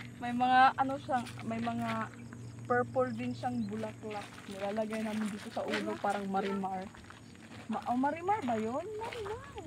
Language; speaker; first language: Filipino; non-native, local second language; Surigaonon